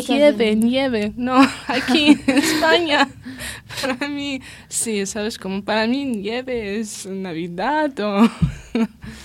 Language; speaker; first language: Spanish; non-native, learner; Russian